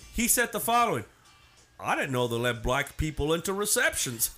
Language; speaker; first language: English; native; English